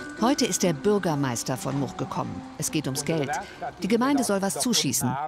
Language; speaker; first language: German; native; German